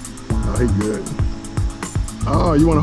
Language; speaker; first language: English; native; English